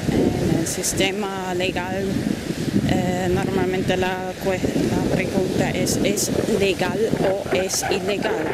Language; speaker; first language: Spanish; non-native, fluent; German